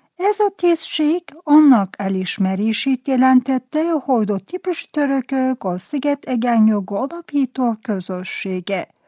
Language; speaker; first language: Hungarian; non-native, fluent; Turkish